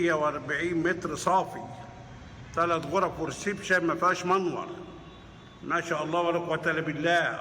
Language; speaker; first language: Arabic; native; Arabic